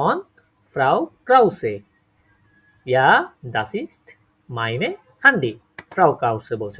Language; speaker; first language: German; non-native, fluent; Bangla